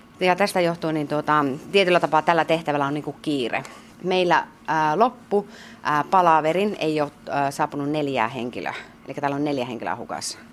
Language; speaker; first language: Finnish; native; Finnish